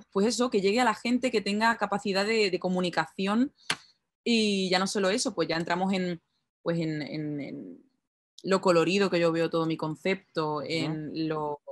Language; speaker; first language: Spanish; native; Spanish